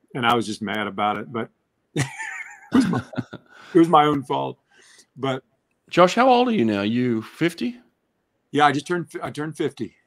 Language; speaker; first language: English; native; English